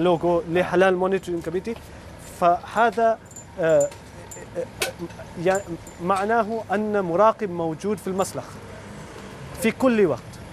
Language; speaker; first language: Arabic; non-native, learner; Urdu